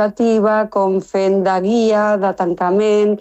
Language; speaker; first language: Catalan; non-native, local second language; Spanish